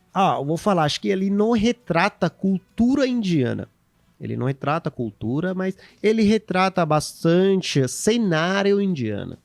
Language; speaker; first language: Portuguese; non-native, fluent; Hindi